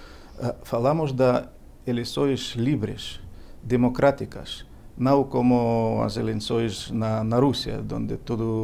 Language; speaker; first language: Portuguese; non-native, fluent; Ukrainian